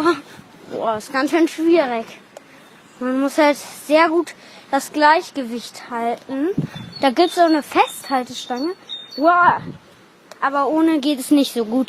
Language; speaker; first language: German; native; German